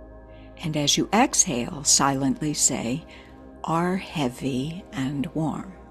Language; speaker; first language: English; native; English